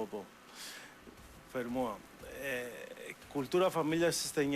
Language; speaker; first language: Albanian; non-native, learner; Greek